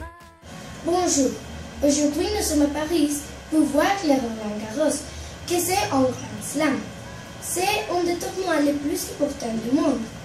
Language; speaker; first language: French; non-native, learner; Spanish